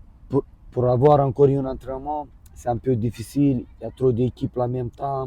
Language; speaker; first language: French; non-native, learner; Romanian